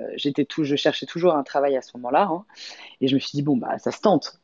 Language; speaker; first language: French; native; French